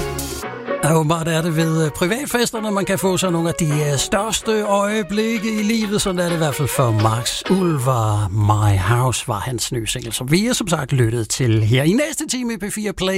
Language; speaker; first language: Danish; native; Danish